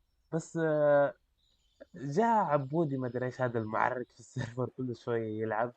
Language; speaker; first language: Arabic; native; Arabic